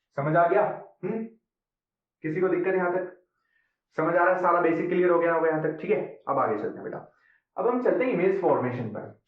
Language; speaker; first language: Hindi; native; Hindi